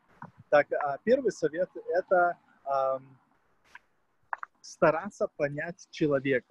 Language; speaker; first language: Russian; non-native, fluent; Lithuanian